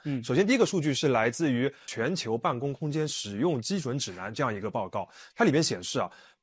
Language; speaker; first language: Chinese; native; Chinese